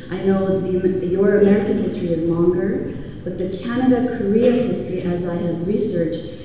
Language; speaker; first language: English; native; English